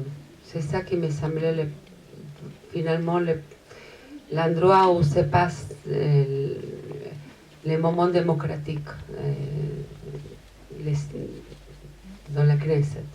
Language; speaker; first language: French; non-native, fluent; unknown